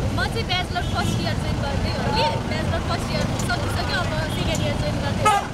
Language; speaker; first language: Nepali; native; Nepali